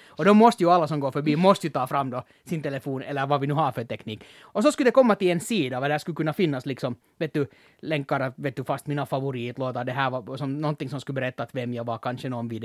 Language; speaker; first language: Swedish; native; Swedish